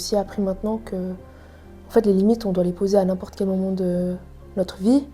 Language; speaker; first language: French; native; French